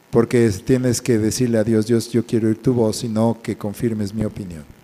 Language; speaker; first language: Spanish; native; Spanish